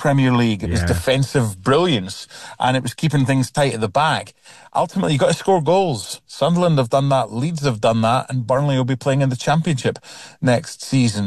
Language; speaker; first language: English; native; English